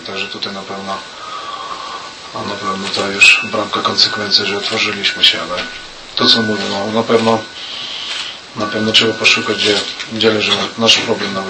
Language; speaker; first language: Polish; non-native, fluent; Russian